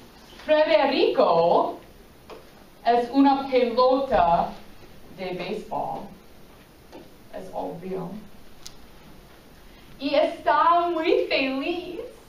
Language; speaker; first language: Spanish; non-native, fluent; English